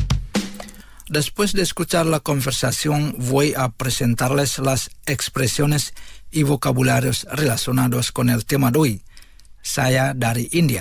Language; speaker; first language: Spanish; non-native, fluent; Indonesian